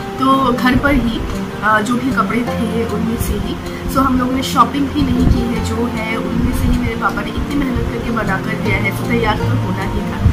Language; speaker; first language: Hindi; non-native, local second language; Bangla